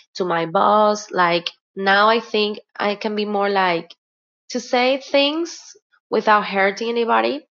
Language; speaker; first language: English; non-native, fluent; Spanish